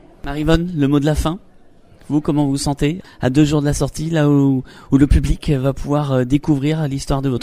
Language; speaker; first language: French; native; French